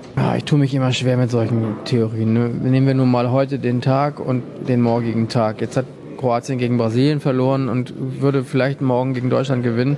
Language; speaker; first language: German; native; German